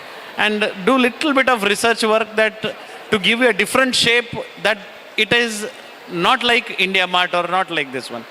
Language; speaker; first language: English; non-native, local second language; Kannada